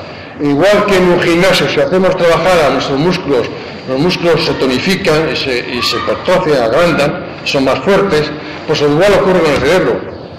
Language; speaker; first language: Spanish; native; Spanish